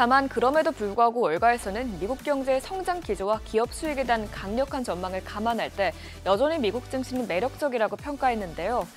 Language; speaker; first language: Korean; native; Korean